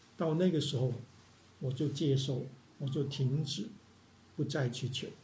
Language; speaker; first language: Chinese; non-native, local second language; Cantonese